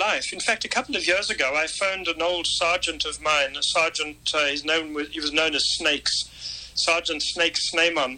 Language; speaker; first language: English; native; English